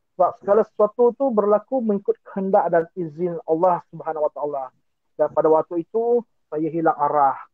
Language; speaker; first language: Malay; non-native, local second language; Iban